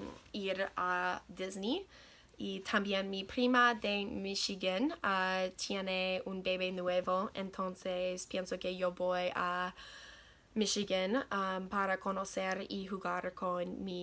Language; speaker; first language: Spanish; non-native, learner; English